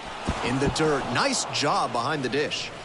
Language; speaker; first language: English; native; English